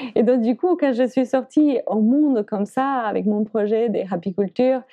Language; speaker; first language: French; non-native, fluent; Spanish